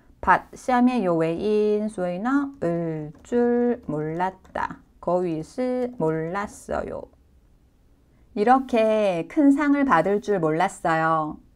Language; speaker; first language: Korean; non-native, fluent; Chinese